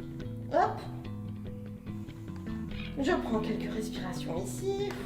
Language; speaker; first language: French; native; French